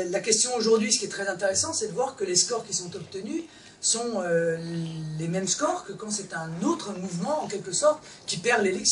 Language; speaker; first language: French; native; French